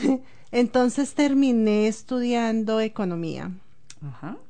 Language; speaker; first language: Spanish; native; Spanish